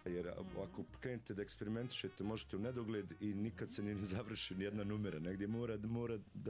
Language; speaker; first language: Serbian; native; Serbian